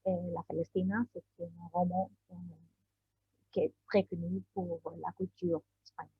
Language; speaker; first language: French; non-native, learner; Spanish